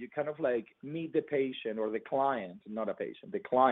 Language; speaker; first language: English; non-native, fluent; Spanish